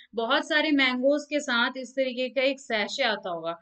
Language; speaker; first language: Hindi; native; Hindi